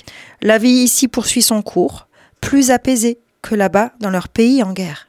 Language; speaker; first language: French; native; French